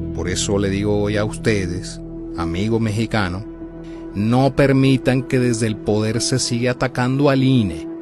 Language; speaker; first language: Spanish; native; Spanish